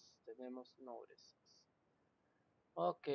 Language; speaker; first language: Spanish; native; Spanish